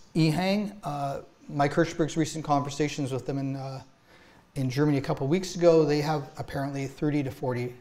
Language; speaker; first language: English; native; English